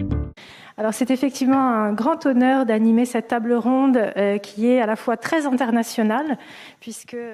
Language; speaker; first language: French; native; French